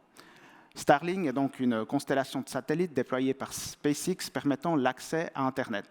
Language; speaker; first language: French; native; French